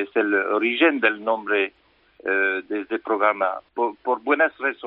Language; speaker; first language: Spanish; early bilingual, heritage; French